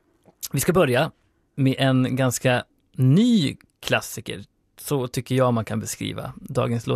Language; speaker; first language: Swedish; native; Swedish